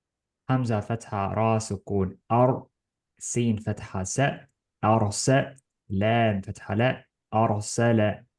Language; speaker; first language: Arabic; non-native, fluent; Estonian